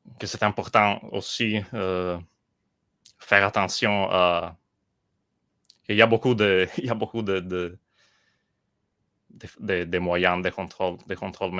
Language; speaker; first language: French; non-native, learner; Italian